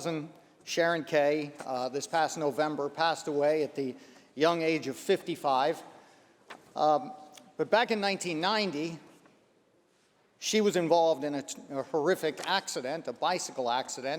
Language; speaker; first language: English; native; English